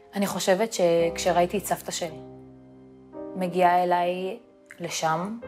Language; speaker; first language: Hebrew; early bilingual, other home language; Russian